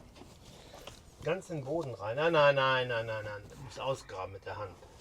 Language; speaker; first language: German; native; German